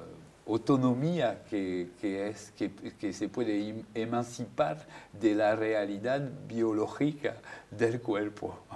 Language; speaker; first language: Spanish; non-native, fluent; French